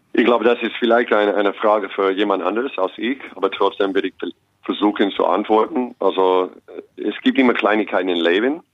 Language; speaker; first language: German; non-native, fluent; English